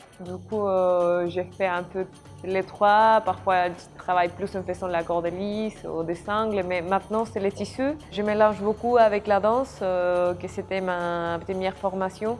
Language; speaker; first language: French; non-native, fluent; Spanish